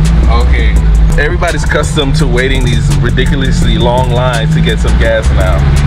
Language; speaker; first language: English; native; English